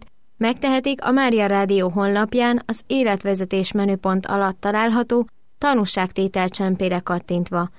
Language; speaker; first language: Hungarian; native; Hungarian